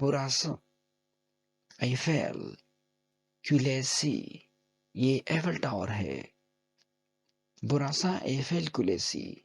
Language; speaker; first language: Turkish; non-native, fluent; Urdu